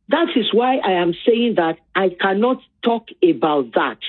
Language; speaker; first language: English; non-native, local second language; Yoruba